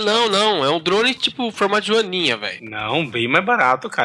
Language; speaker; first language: Portuguese; native; Portuguese